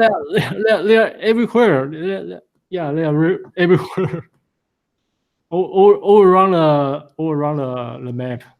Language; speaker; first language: English; non-native, fluent; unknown